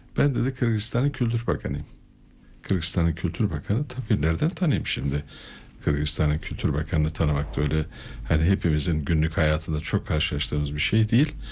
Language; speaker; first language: Turkish; native; Turkish